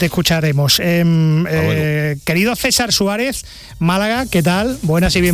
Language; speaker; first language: Spanish; native; Spanish